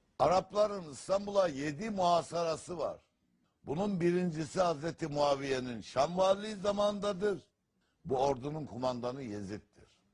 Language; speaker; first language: Turkish; native; Turkish